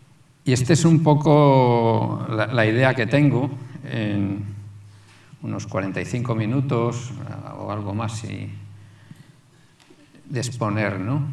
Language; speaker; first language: Spanish; native; Spanish